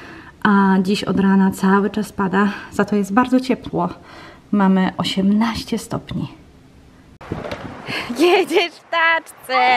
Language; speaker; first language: Polish; native; Polish